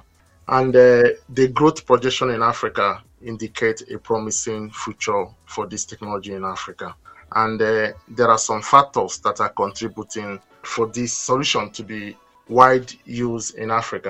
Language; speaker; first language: English; non-native, local second language; Igbo